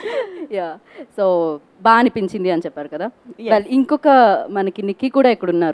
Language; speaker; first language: Telugu; native; Telugu